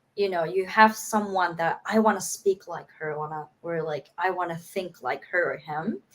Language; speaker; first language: English; non-native, fluent; Japanese